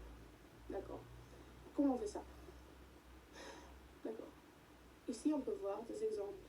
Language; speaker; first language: French; non-native, learner; Spanish